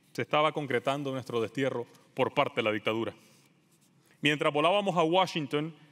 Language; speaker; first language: Spanish; native; Spanish